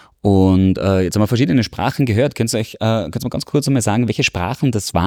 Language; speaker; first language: German; native; German